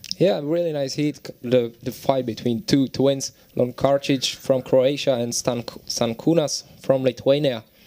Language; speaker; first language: English; non-native, fluent; Czech